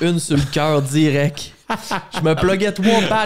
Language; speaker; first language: French; native; French